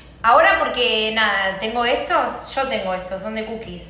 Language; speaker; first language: Spanish; native; Spanish